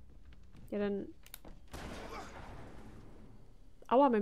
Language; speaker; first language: German; native; German